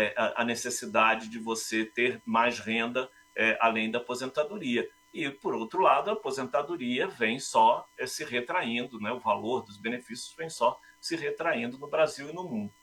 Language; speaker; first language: Portuguese; native; Portuguese